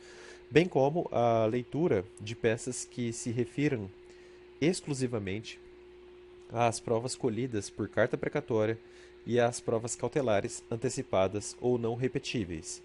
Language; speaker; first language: Portuguese; native; Portuguese